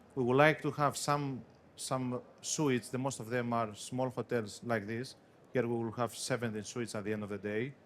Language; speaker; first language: English; non-native, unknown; Greek